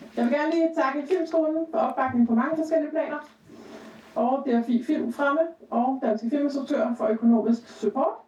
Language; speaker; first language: Danish; native; Danish